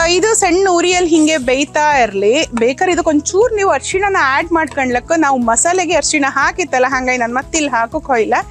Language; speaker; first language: Kannada; native; Kannada